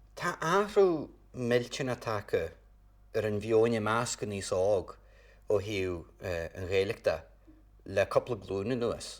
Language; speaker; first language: Irish; native; Irish